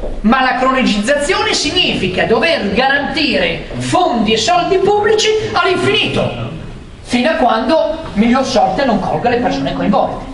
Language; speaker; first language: Italian; native; Italian